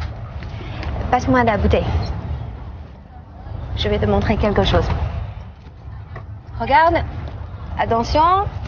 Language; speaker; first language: French; non-native, fluent; Chinese